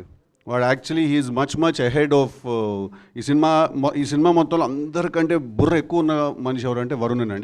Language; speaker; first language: Telugu; native; Telugu